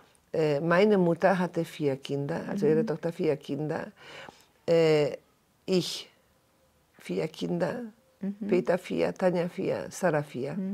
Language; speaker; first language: German; non-native, learner; Polish